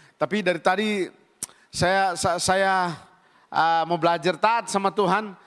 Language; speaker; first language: Indonesian; native; Indonesian